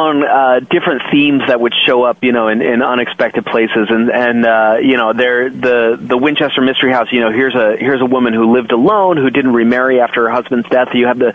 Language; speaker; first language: English; native; English